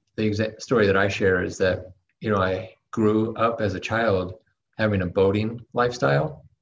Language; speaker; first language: English; native; English